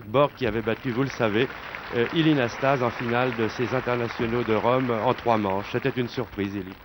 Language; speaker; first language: French; native; French